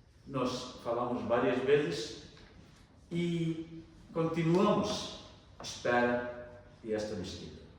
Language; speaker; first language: Portuguese; non-native, learner; Bangla